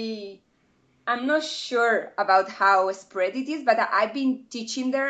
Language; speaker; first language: English; non-native, fluent; Spanish